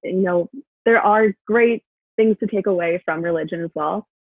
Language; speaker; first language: English; native; English